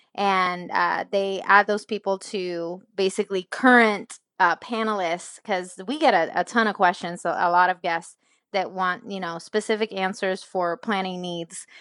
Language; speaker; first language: English; non-native, fluent; Spanish